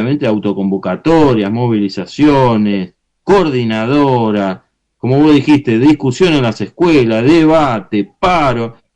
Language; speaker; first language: Spanish; native; Spanish